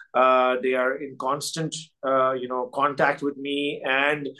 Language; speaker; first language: English; non-native, local second language; Urdu